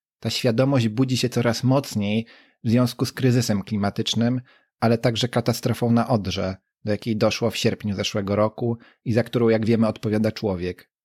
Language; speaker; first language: Polish; native; Polish